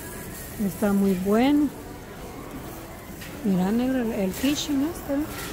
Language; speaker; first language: Spanish; native; Spanish